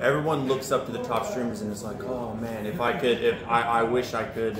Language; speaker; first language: English; native; English